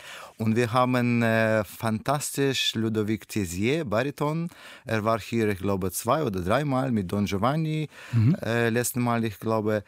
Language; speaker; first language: German; non-native, learner; Russian